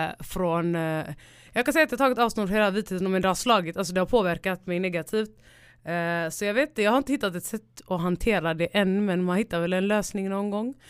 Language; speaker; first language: Swedish; early bilingual, other home language; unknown